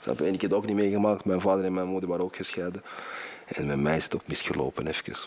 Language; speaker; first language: Dutch; early bilingual, other home language; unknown